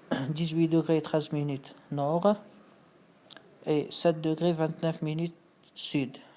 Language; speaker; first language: French; non-native, fluent; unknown